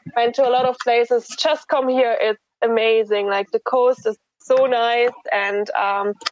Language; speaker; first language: English; non-native, fluent; German